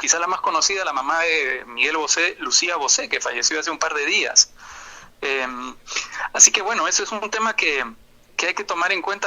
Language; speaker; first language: Spanish; native; Spanish